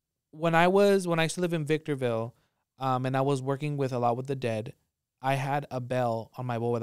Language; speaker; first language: English; early bilingual, other home language; Spanish